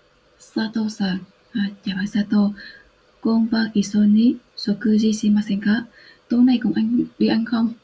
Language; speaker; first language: Japanese; non-native, learner; Vietnamese